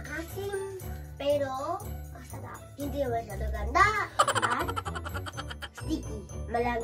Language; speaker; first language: Filipino; early bilingual, heritage; Filipino